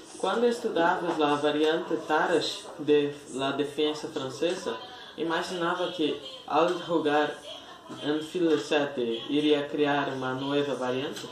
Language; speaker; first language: Spanish; non-native, learner; Russian